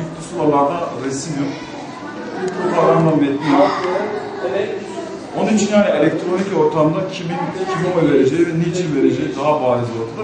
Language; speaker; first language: Turkish; native; Turkish